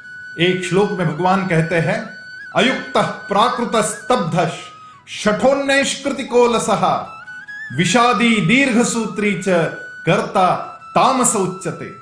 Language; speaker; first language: Hindi; native; Hindi